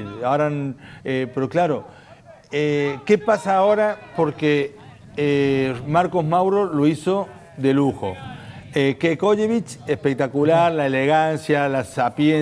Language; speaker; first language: Spanish; native; Spanish